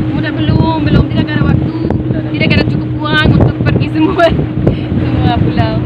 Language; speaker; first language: Indonesian; non-native, learner; English